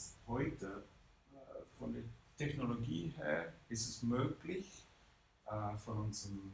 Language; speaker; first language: German; non-native, fluent; English